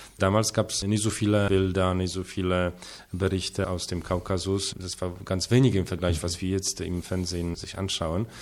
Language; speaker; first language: German; non-native, fluent; Polish